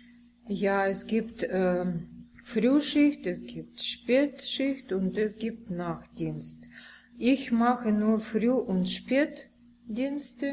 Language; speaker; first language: German; non-native, learner; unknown